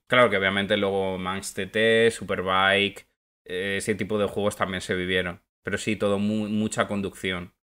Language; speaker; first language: Spanish; native; Spanish